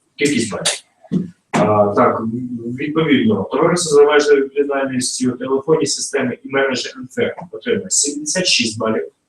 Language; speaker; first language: Ukrainian; non-native, local second language; Russian